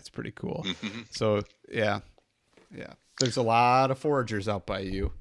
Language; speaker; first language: English; native; English